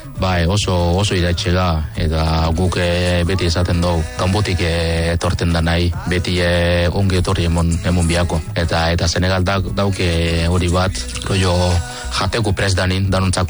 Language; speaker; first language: Basque; non-native, fluent; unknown